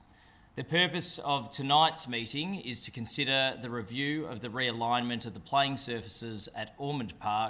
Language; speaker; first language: English; native; English